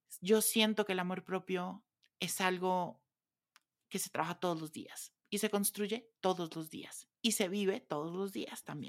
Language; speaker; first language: Spanish; native; Spanish